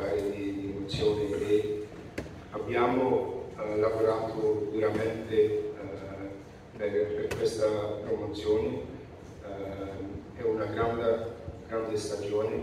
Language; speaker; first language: Italian; non-native, learner; Dutch